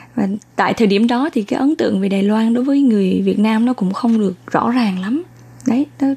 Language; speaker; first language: Vietnamese; native; Vietnamese